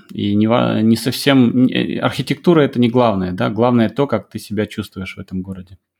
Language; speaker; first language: Russian; native; Russian